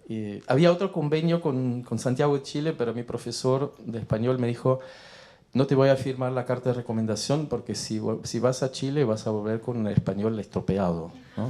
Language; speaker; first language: Spanish; non-native, fluent; German